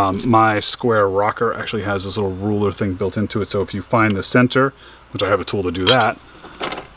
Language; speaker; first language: English; native; English